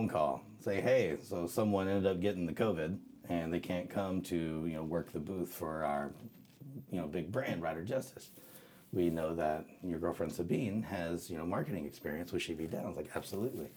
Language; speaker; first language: English; native; English